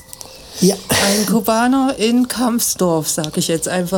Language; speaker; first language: German; native; German